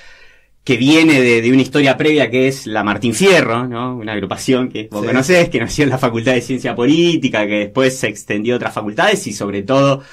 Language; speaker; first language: Spanish; native; Spanish